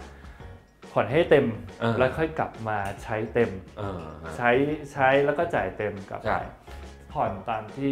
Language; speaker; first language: Thai; native; Thai